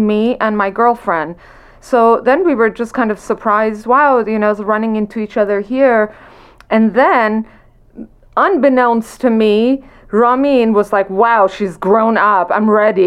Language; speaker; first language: English; non-native, local second language; Persian